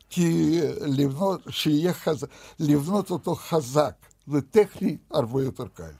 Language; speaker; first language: Hebrew; non-native, fluent; Russian